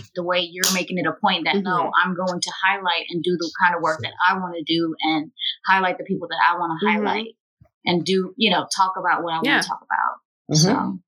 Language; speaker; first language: English; native; English